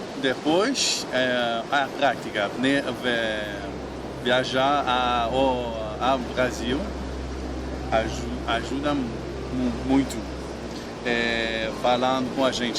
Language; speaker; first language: Portuguese; non-native, learner; French